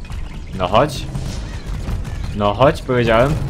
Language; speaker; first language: Polish; native; Polish